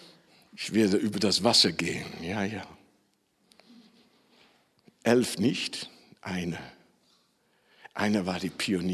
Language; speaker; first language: German; non-native, fluent; Dutch